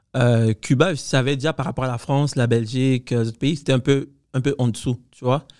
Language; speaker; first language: French; non-native, fluent; Spanish